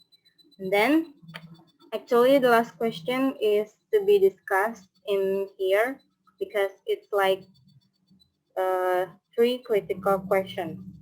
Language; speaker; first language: English; non-native, learner; Indonesian